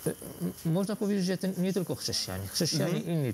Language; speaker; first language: Polish; non-native, fluent; Arabic